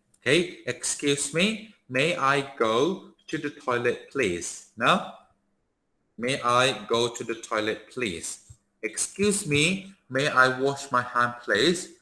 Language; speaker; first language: English; non-native, fluent; Thai